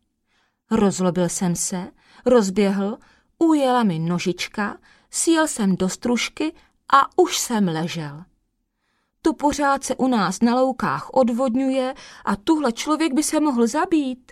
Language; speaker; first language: Czech; native; Czech